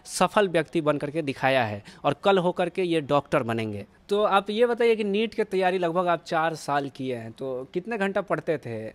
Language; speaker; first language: Hindi; native; Hindi